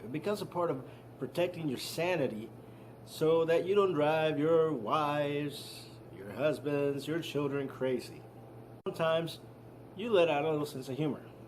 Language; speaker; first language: English; native; English